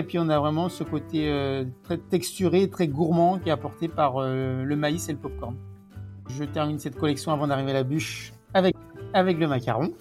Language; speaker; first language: French; native; French